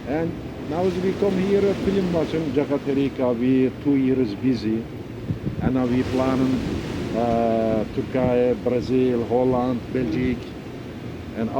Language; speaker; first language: English; non-native, learner; Turkish